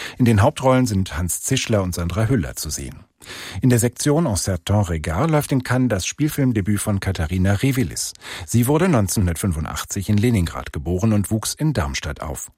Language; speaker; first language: German; native; German